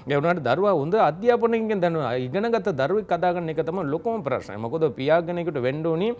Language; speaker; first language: Sinhala; non-native, local second language; Tamil